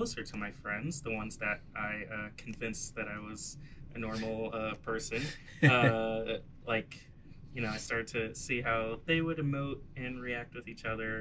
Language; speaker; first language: English; native; English